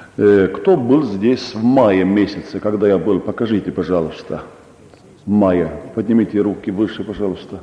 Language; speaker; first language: Russian; non-native, local second language; Estonian